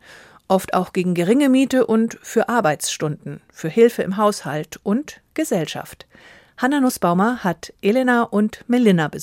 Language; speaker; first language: German; native; German